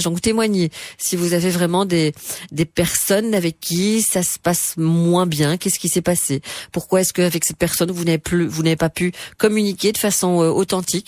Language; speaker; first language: French; native; French